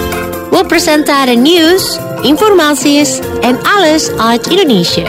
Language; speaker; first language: Dutch; non-native, fluent; Indonesian